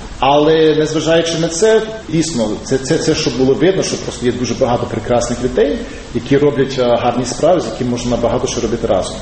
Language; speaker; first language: Ukrainian; early bilingual, heritage; Ukrainian